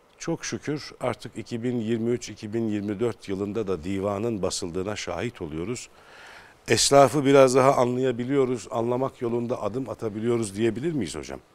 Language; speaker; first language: Turkish; native; Turkish